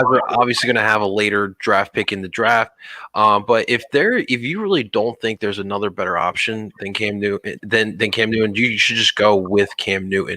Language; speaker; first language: English; native; English